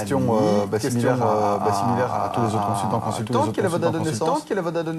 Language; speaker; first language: French; native; French